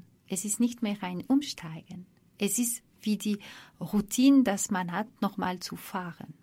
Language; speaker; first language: German; non-native, fluent; French